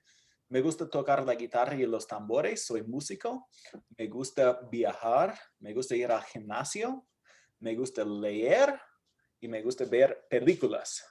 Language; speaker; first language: Spanish; non-native, fluent; English